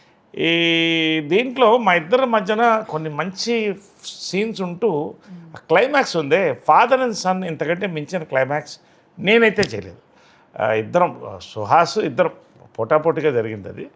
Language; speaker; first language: Telugu; native; Telugu